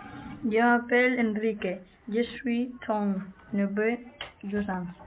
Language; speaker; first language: French; non-native, learner; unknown